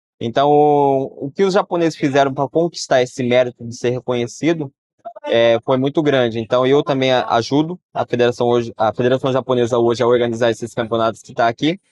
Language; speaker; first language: Portuguese; early bilingual, heritage; Portuguese